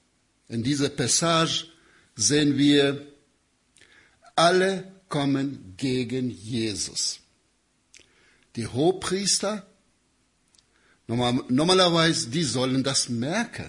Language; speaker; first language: German; non-native, learner; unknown